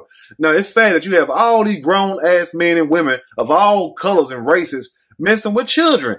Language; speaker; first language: English; native; English